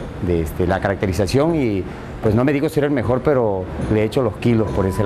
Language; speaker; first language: Spanish; native; Spanish